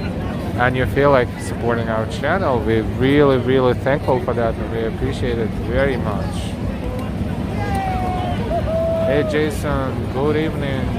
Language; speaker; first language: English; non-native, fluent; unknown